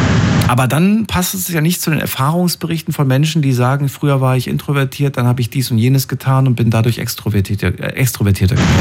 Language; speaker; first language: German; native; German